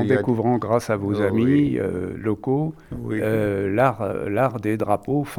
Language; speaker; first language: French; native; French